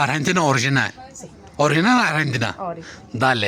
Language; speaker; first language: Spanish; non-native, learner; Turkish